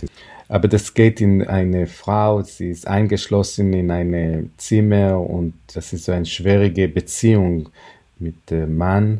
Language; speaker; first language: German; non-native, fluent; Hebrew